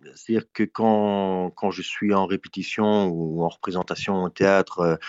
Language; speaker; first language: French; native; French